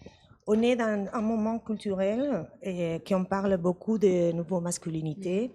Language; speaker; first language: French; non-native, learner; Spanish